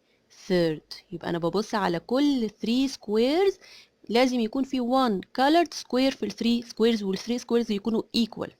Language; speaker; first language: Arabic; native; Arabic